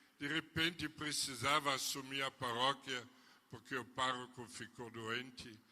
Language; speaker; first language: Portuguese; non-native, fluent; German